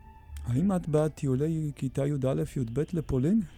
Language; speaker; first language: Hebrew; native; Hebrew